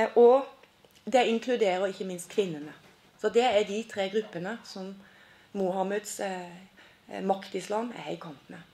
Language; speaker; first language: Norwegian; native; Norwegian